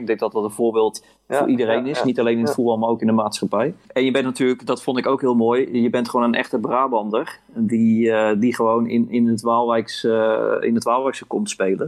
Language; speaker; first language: Dutch; native; Dutch